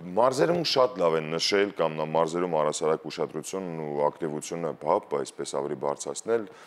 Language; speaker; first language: Armenian; native; Armenian